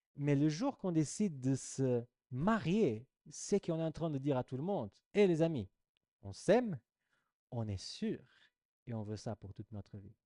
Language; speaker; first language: French; non-native, fluent; Portuguese